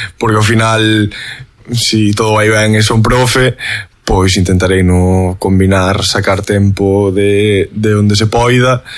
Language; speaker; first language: Galician; native; Galician